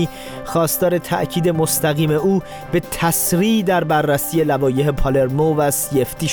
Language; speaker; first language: Persian; native; Persian